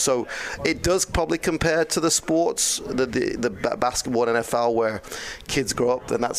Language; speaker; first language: English; native; English